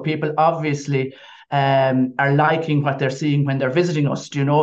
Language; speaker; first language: English; native; English